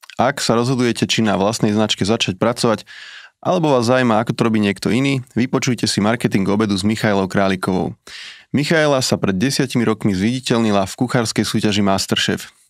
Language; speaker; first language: Slovak; native; Slovak